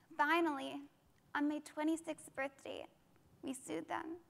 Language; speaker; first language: English; native; English